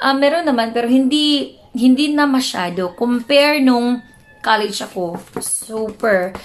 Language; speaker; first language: Filipino; native; Filipino